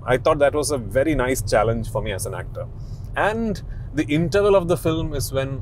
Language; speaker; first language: English; non-native, local second language; Malayalam